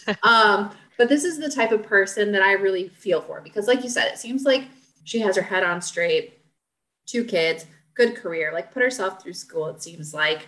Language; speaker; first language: English; native; English